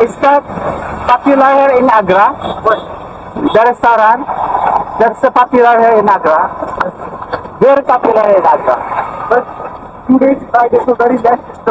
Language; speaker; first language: English; non-native, fluent; Filipino